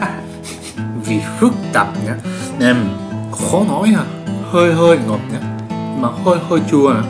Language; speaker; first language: Vietnamese; non-native, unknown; Japanese